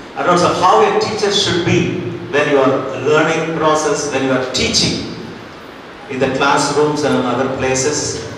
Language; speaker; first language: English; non-native, local second language; Tamil